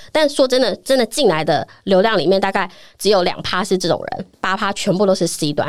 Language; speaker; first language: Chinese; native; Chinese